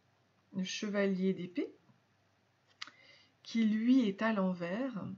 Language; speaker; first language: French; native; French